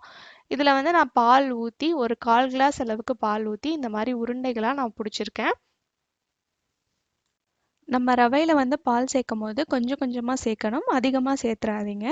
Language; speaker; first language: Tamil; native; Tamil